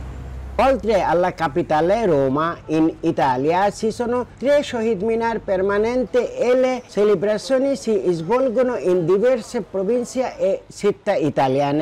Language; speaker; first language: Italian; non-native, fluent; Bangla